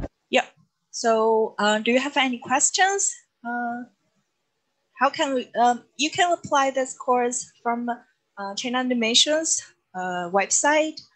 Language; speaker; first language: English; non-native, fluent; Chinese